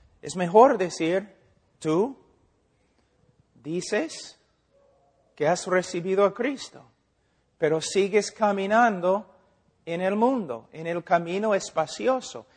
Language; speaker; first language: Spanish; non-native, fluent; English